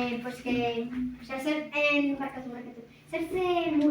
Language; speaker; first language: Basque; non-native, local second language; Spanish